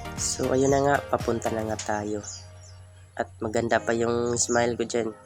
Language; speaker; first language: Filipino; non-native, local second language; Cebuano